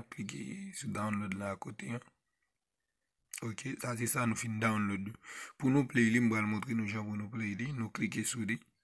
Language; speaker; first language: French; non-native, learner; Haitian Creole